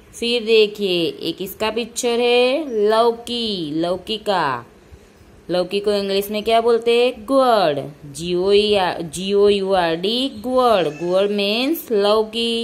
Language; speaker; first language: Hindi; non-native, local second language; Gujarati